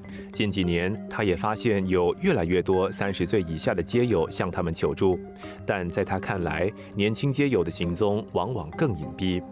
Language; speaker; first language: Chinese; native; Chinese